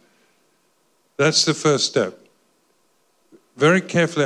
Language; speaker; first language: English; native; English